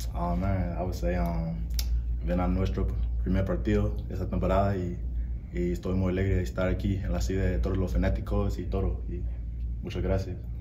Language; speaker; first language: Spanish; non-native, learner; English